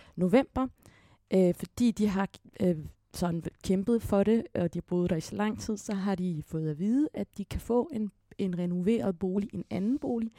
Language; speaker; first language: Danish; early bilingual, other home language; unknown